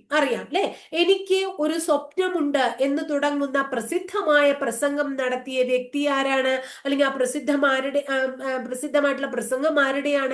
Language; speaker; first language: Malayalam; native; Malayalam